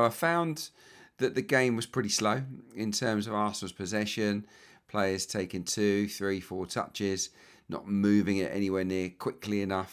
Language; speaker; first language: English; native; English